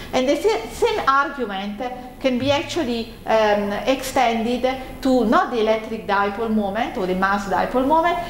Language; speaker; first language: English; non-native, fluent; Italian